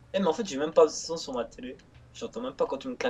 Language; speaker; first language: French; native; French